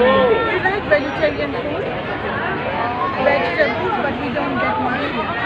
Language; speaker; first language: English; non-native, fluent; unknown